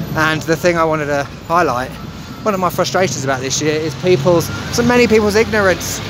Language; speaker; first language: English; native; English